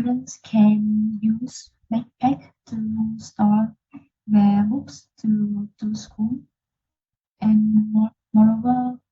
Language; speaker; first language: English; non-native, learner; Vietnamese